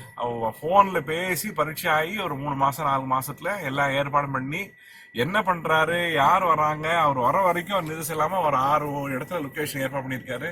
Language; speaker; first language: Tamil; native; Tamil